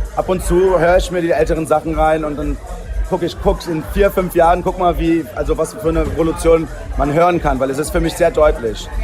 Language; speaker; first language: German; early bilingual, heritage; Portuguese